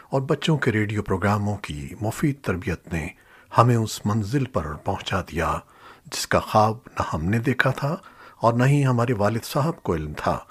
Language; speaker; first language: Urdu; native; Urdu